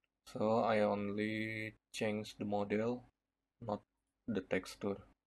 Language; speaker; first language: English; non-native, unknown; Indonesian